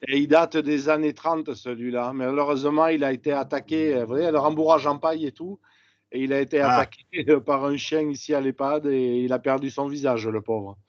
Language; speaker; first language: French; native; French